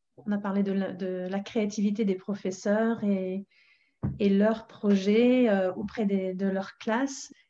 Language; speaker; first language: French; non-native, fluent; English